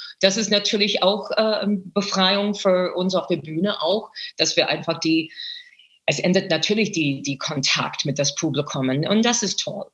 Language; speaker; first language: German; non-native, fluent; English